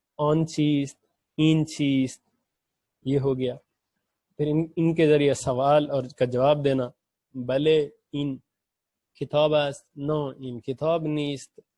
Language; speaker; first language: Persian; non-native, fluent; Urdu